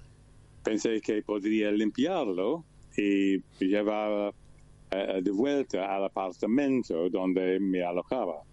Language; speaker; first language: Spanish; non-native, learner; English